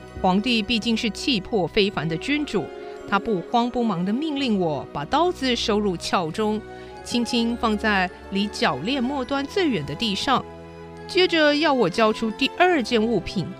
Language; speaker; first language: Chinese; native; Chinese